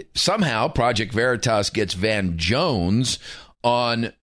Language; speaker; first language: English; native; English